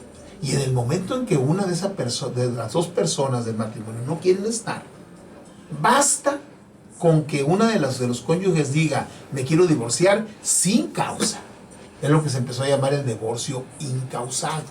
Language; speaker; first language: Spanish; native; Spanish